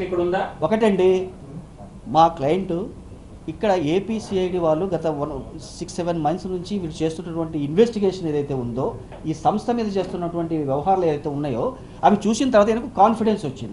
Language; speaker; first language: Telugu; native; Telugu